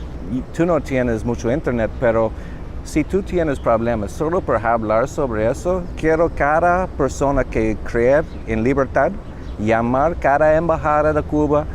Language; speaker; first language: Spanish; non-native, learner; English